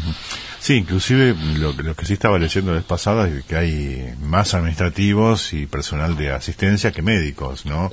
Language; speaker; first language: Spanish; native; Spanish